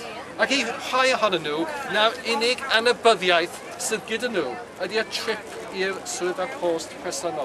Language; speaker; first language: Welsh; non-native, local second language; English